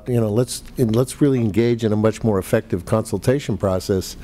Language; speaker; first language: English; native; English